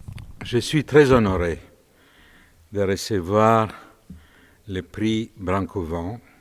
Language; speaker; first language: French; non-native, fluent; Romanian